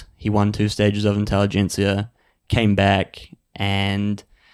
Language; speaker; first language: English; native; English